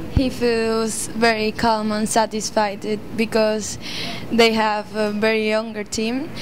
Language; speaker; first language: English; non-native, fluent; Spanish